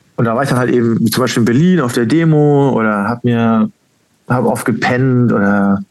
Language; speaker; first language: German; native; German